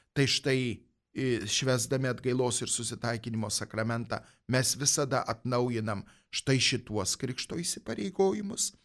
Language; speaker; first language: Lithuanian; native; Lithuanian